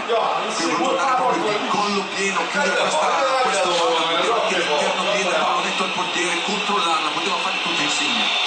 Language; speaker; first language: Italian; native; Italian